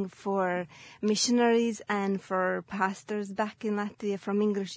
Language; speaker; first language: English; non-native, fluent; Latvian